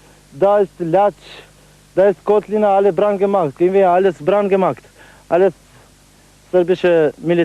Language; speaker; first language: German; non-native, learner; Albanian